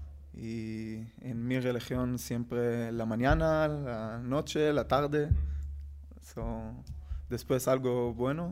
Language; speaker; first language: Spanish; non-native, learner; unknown